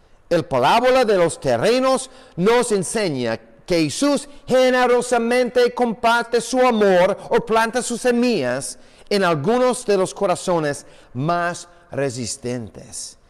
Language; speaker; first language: Spanish; non-native, fluent; English